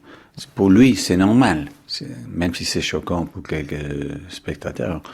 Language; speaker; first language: French; non-native, fluent; English